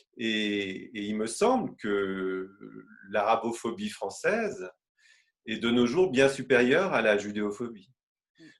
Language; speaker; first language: French; native; French